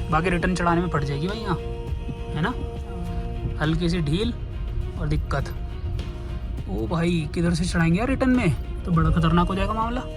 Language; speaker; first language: Hindi; native; Hindi